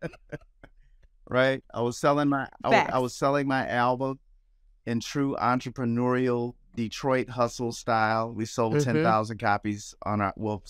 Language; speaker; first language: English; native; English